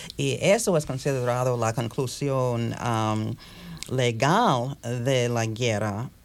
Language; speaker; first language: Spanish; non-native, fluent; English